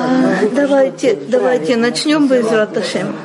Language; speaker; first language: Russian; native; Russian